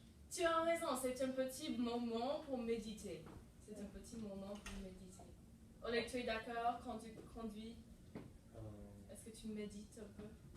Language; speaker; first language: French; non-native, fluent; English